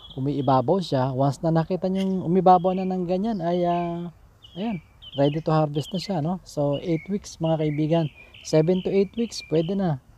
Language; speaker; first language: Filipino; native; Filipino